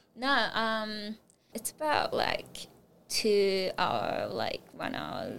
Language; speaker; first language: English; non-native, fluent; Japanese